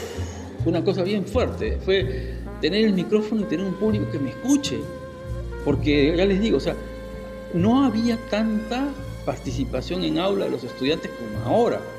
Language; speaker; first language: Spanish; native; Spanish